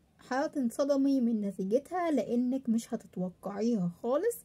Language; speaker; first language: Arabic; native; Arabic